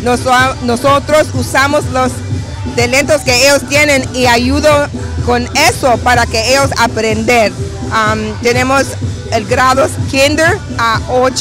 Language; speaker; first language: Spanish; early bilingual, heritage; Spanish